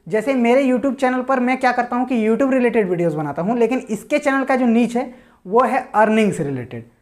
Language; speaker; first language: Hindi; native; Hindi